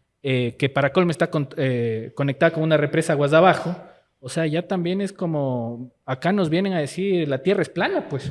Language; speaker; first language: Spanish; native; Spanish